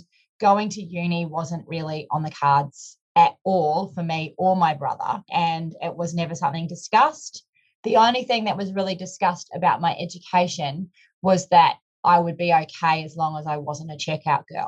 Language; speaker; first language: English; native; English